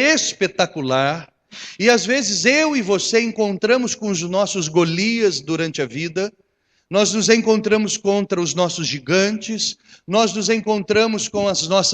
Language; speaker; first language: Portuguese; native; Portuguese